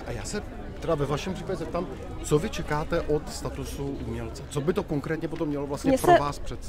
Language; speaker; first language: Czech; native; Czech